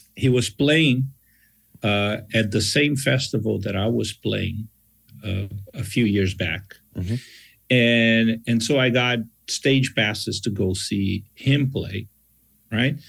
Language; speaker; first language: English; non-native, fluent; Portuguese